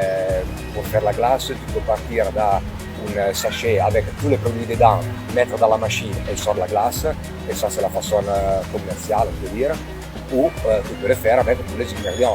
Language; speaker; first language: French; non-native, fluent; Italian